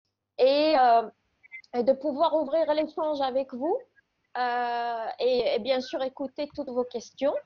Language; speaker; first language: French; non-native, local second language; Arabic